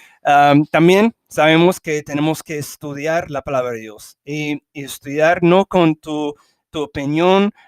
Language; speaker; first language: Spanish; early bilingual, heritage; English